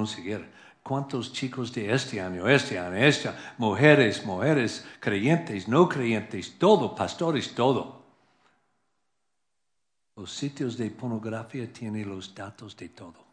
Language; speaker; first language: Spanish; non-native, learner; English